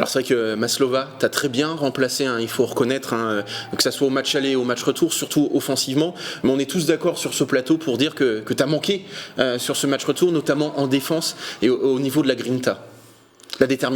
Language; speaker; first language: French; native; French